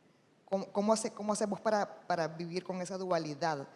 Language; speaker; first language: Spanish; native; Spanish